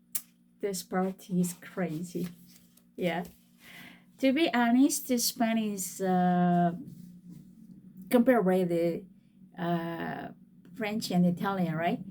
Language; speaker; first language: English; non-native, fluent; Korean